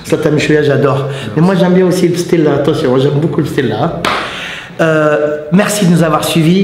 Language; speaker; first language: French; native; French